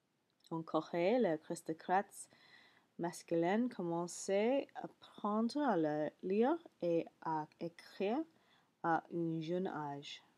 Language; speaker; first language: French; non-native, learner; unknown